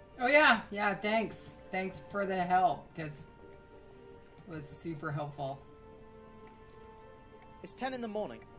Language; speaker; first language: English; native; English